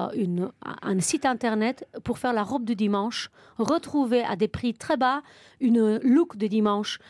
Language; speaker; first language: French; non-native, fluent; Romanian